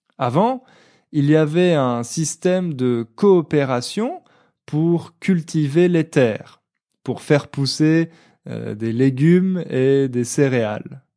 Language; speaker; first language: French; native; French